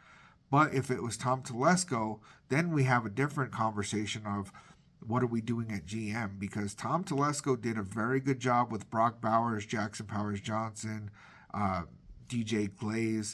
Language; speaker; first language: English; native; English